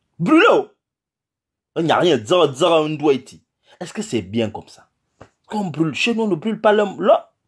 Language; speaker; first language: French; non-native, local second language; Fang